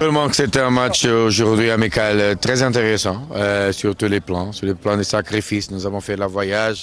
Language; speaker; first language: French; non-native, fluent; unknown